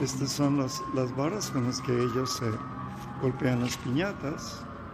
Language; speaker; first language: Spanish; native; Spanish